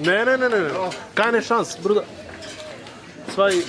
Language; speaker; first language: German; non-native, learner; Serbian